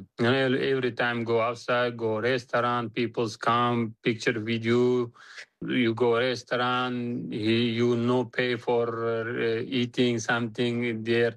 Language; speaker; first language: English; non-native, learner; Uzbek